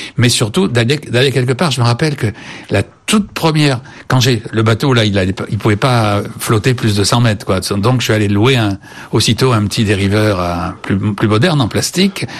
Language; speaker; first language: French; native; French